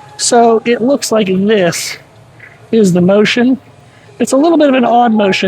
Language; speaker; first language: English; native; English